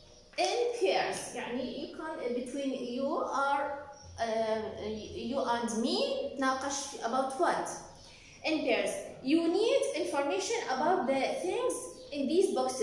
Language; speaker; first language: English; non-native, fluent; Arabic